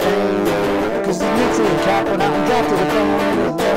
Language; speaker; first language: English; native; English